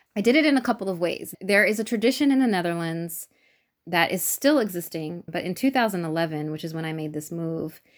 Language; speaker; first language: English; native; English